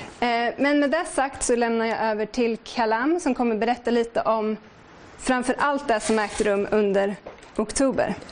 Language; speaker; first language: Swedish; native; Swedish